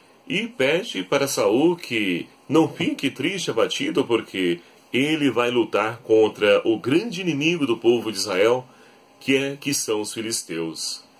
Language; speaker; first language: Portuguese; native; Portuguese